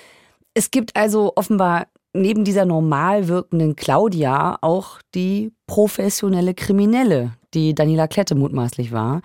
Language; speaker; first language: German; native; German